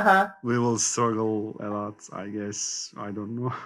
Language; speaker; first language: English; non-native, learner; Turkish